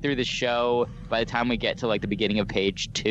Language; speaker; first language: English; native; English